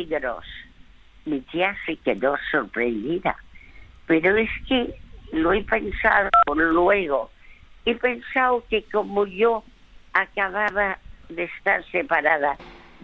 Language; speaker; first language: Spanish; early bilingual, other home language; French